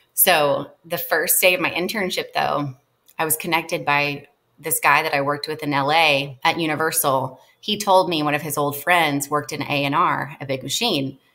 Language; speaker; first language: English; native; English